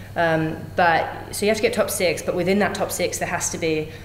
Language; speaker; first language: English; native; English